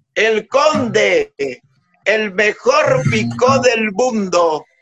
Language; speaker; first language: Spanish; native; Spanish